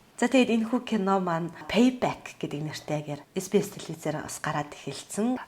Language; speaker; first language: Mongolian; native; Mongolian